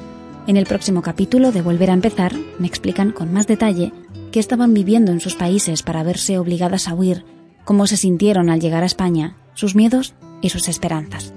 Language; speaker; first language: Spanish; native; Spanish